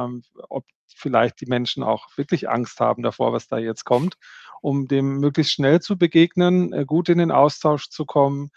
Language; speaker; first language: German; native; German